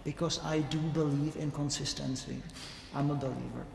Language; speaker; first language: English; non-native, fluent; Czech